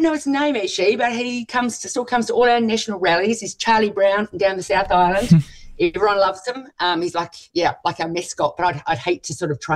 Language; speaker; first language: English; native; English